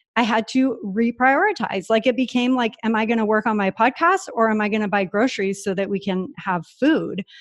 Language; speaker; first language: English; native; English